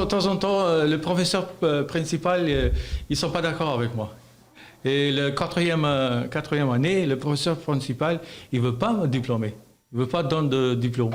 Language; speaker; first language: French; non-native, learner; Albanian